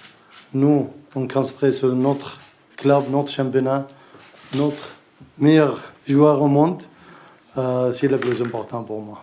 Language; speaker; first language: French; non-native, learner; Arabic